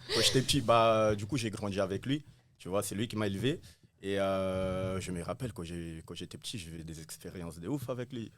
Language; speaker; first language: French; non-native, fluent; Portuguese